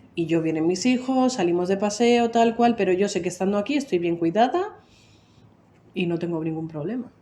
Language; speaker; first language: Spanish; non-native, local second language; Basque